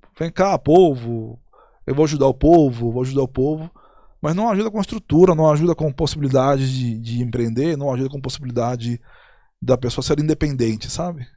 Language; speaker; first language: Portuguese; non-native, fluent; Spanish